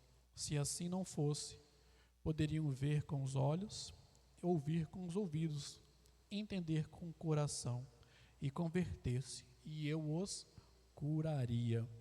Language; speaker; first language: Portuguese; native; Portuguese